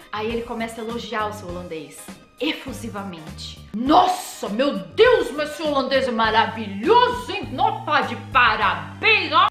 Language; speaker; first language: Portuguese; native; Portuguese